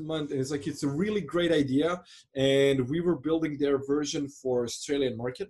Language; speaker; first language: English; non-native, fluent; Croatian